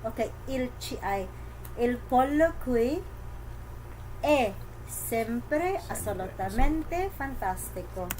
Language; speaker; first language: Italian; non-native, learner; Filipino